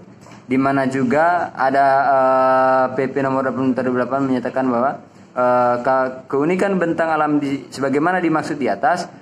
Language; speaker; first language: Indonesian; native; Indonesian